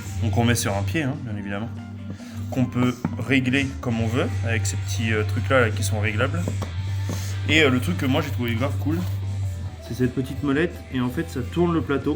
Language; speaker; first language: French; native; French